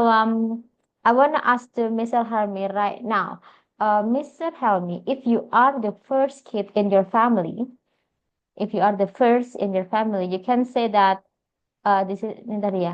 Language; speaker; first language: English; non-native, fluent; Indonesian